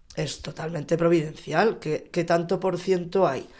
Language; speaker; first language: Spanish; native; Spanish